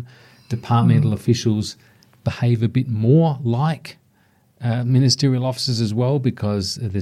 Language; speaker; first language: English; native; English